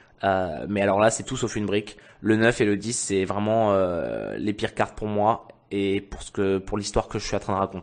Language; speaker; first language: French; native; French